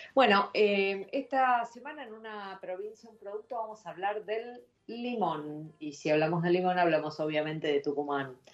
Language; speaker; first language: Spanish; native; Spanish